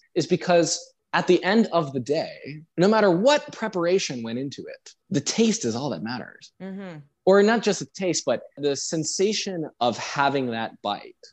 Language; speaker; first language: English; native; English